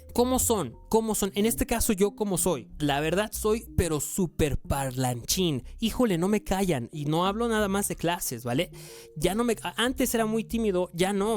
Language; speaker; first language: Spanish; native; Spanish